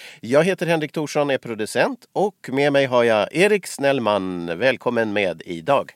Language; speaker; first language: Swedish; native; Swedish